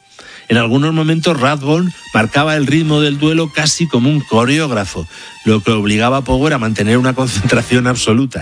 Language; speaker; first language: Spanish; native; Spanish